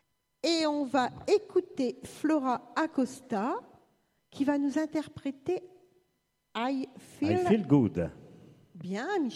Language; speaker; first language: French; native; French